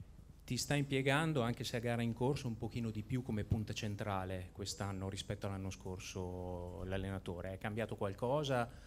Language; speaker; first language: Italian; native; Italian